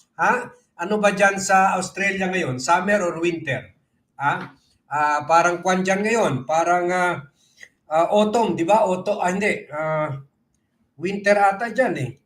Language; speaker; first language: Filipino; native; Filipino